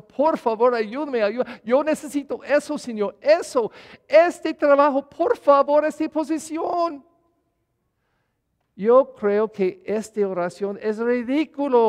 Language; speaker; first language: Spanish; non-native, learner; English